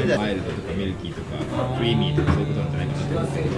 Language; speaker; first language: Japanese; native; Japanese